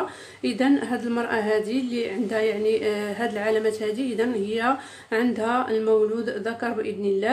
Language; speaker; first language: Arabic; native; Arabic